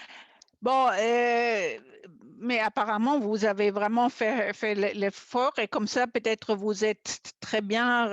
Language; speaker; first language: French; non-native, fluent; German